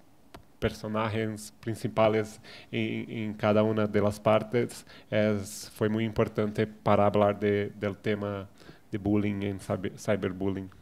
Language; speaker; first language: Spanish; non-native, fluent; Portuguese